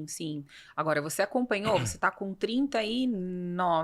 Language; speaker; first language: Portuguese; native; Portuguese